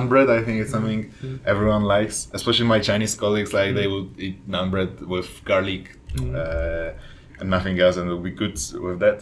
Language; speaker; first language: English; non-native, fluent; Polish